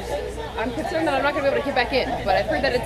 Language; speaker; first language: English; native; English